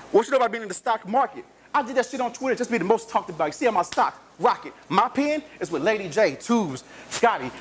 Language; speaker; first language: English; native; English